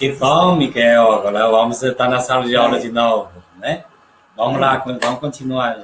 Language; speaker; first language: Portuguese; non-native, learner; Chinese